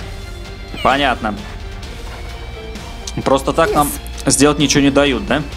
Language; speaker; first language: Russian; native; Russian